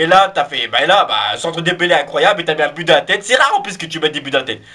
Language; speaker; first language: French; native; French